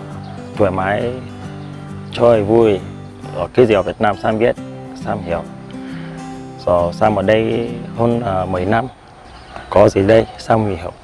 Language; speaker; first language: Vietnamese; non-native, learner; Portuguese